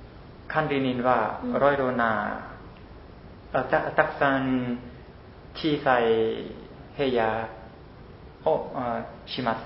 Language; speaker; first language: Japanese; non-native, learner; Khmer